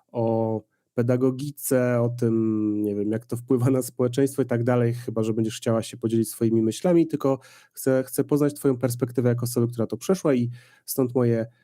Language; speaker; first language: Polish; native; Polish